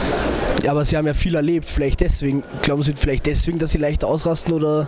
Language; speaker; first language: German; native; German